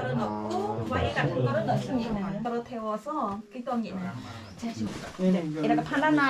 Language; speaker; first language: Korean; non-native, learner; Khmer